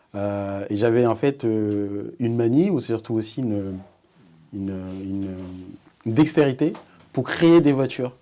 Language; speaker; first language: French; early bilingual, other home language; Wolof